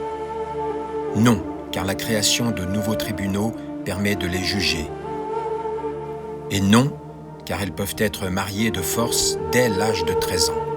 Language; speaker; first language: French; native; French